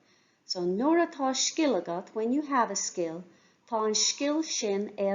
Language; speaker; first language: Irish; non-native, local second language; English